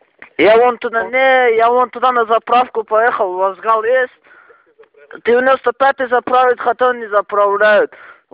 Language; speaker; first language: Russian; non-native, local second language; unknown